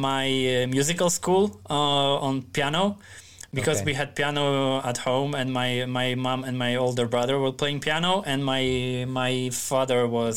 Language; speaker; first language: English; non-native, fluent; Polish